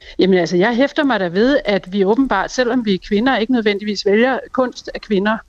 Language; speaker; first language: Danish; native; Danish